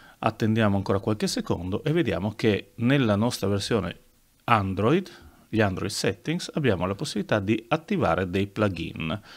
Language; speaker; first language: Italian; native; Italian